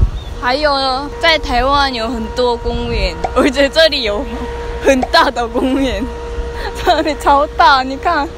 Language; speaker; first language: Chinese; non-native, learner; Korean